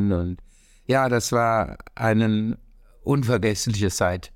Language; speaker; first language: German; non-native, fluent; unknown